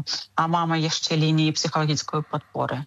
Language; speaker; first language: Czech; non-native, learner; Ukrainian